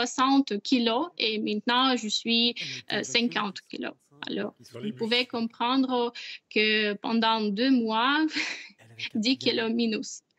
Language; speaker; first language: French; non-native, fluent; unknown